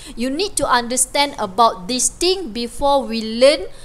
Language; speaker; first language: English; non-native, local second language; Malay